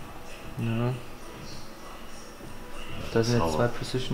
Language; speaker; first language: German; native; German